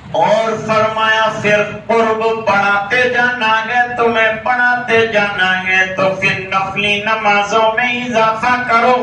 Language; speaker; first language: Urdu; non-native, local second language; Gujarati